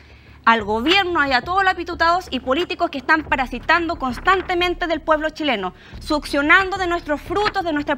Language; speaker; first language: Spanish; native; Spanish